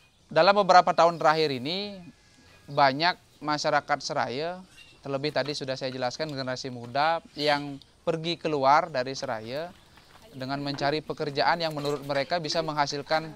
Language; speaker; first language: Indonesian; non-native, local second language; Balinese